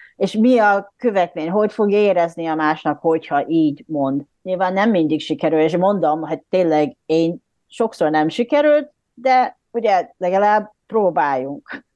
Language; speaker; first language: Hungarian; non-native, fluent; Japanese